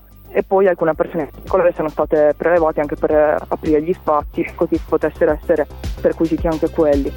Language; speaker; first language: Italian; native; Italian